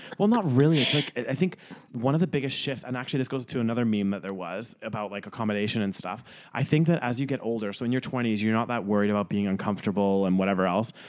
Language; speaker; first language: English; native; English